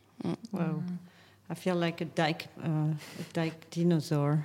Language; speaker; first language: English; non-native, learner; French